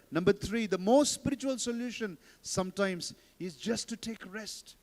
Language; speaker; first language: English; non-native, local second language; Telugu